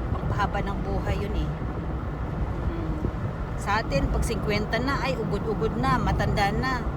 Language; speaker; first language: Filipino; non-native, local second language; Cebuano